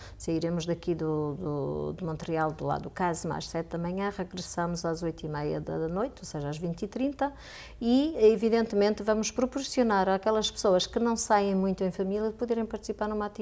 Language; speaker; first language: Portuguese; native; Portuguese